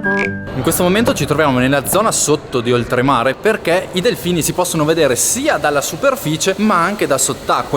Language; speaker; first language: Italian; native; Italian